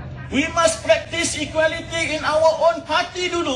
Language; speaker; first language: English; non-native, local second language; Malay